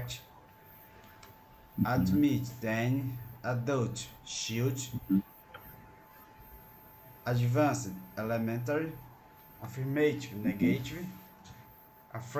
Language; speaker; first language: English; non-native, learner; Portuguese